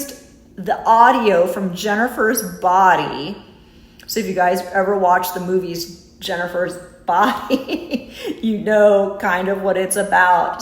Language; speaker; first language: English; native; English